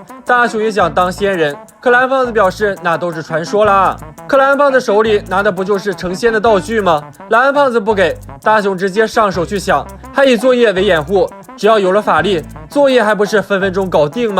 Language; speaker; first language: Chinese; native; Chinese